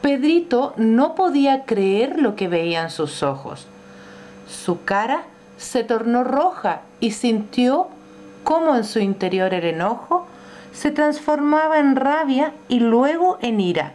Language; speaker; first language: Spanish; native; Spanish